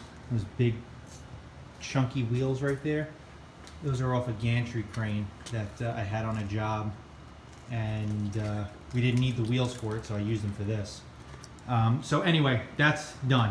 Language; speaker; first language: English; native; English